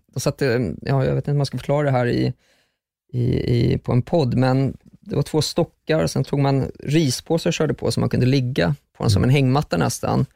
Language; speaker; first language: Swedish; early bilingual, other home language; German